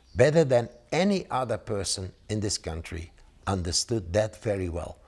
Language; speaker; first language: English; non-native, fluent; Dutch